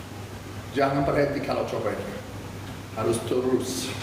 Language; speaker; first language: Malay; non-native, fluent; English